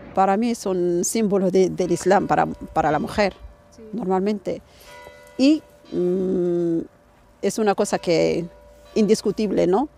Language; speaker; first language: Spanish; non-native, fluent; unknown